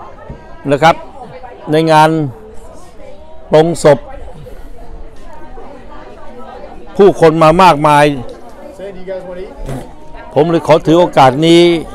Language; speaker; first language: Thai; native; Thai